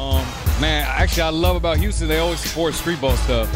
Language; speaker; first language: English; native; English